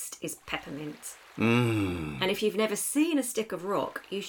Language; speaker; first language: English; native; English